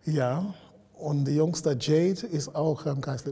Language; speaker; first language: German; non-native, fluent; English